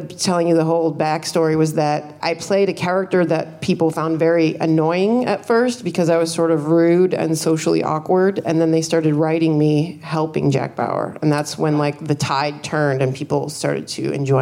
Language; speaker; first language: English; native; English